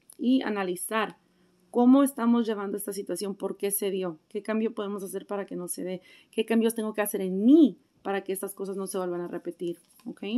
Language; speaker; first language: Spanish; early bilingual, heritage; Spanish